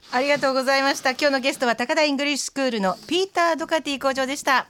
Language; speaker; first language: Japanese; native; Japanese